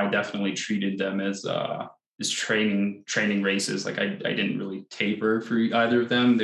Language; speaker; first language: English; native; English